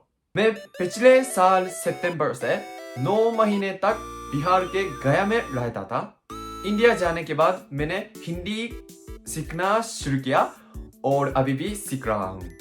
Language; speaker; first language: Hindi; non-native, learner; Japanese